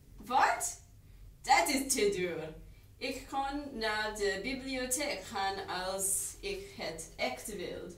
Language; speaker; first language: Dutch; non-native, learner; English